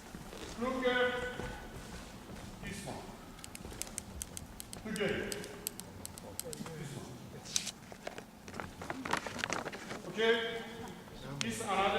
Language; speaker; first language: English; non-native, learner; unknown